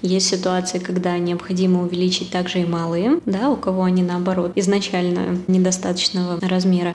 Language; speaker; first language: Russian; native; Russian